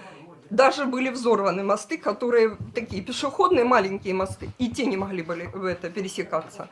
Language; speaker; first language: Russian; native; Russian